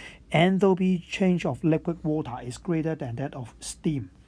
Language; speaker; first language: English; non-native, local second language; Cantonese